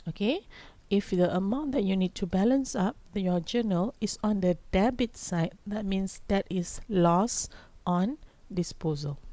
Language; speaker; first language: English; non-native, local second language; Malay